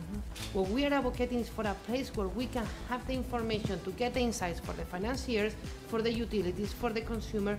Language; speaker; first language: English; non-native, fluent; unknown